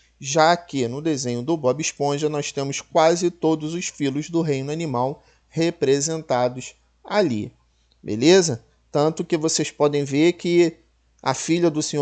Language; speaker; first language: Portuguese; native; Portuguese